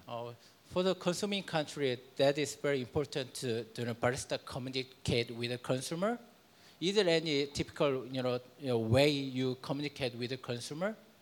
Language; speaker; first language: English; non-native, fluent; Korean